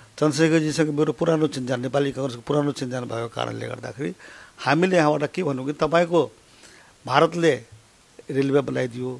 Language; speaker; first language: Nepali; non-native, local second language; Maithili